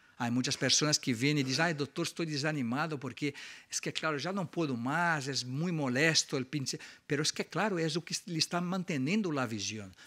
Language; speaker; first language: Portuguese; native; Portuguese